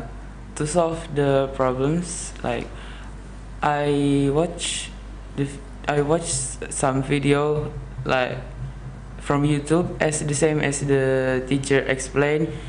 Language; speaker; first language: English; non-native, learner; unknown